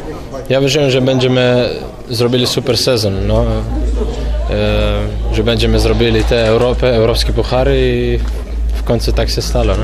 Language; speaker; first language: Polish; non-native, learner; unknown